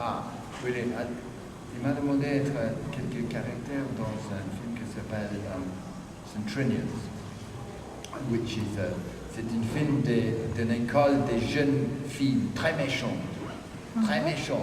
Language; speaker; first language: French; non-native, fluent; English